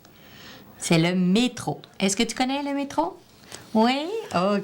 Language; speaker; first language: French; native; French